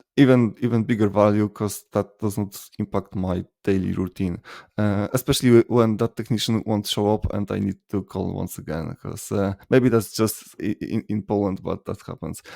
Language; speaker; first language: English; non-native, fluent; Polish